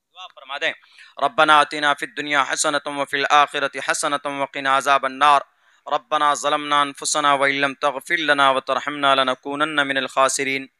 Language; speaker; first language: Hindi; native; Hindi